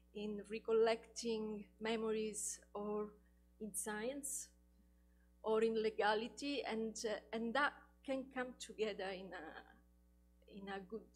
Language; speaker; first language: English; non-native, fluent; Italian